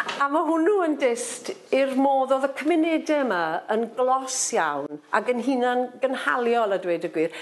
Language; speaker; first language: Welsh; non-native, local second language; English